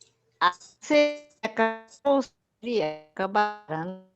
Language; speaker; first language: Portuguese; non-native, learner; Spanish